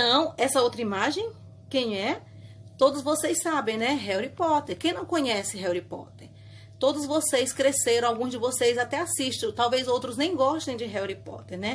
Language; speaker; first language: Portuguese; native; Portuguese